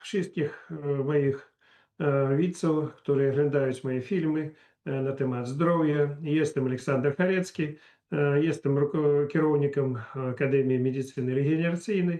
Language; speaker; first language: Polish; non-native, learner; Belarusian